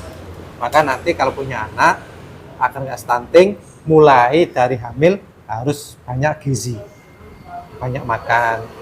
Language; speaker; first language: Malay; non-native, local second language; Javanese